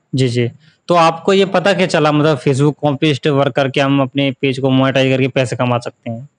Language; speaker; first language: Hindi; native; Hindi